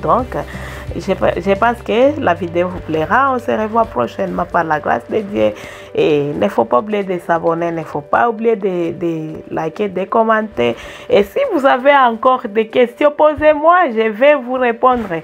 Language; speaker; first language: French; non-native, local second language; Swahili